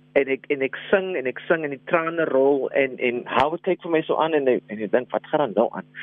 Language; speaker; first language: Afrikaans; non-native, local second language; English